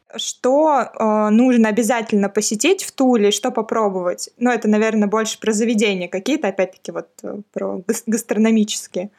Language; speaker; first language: Russian; native; Russian